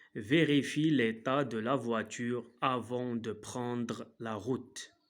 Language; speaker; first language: French; non-native, local second language; Arabic